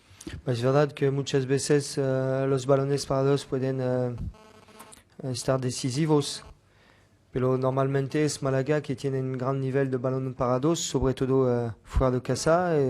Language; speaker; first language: Spanish; non-native, fluent; French